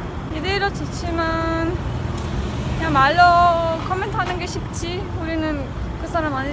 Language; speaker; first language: Korean; non-native, fluent; Romanian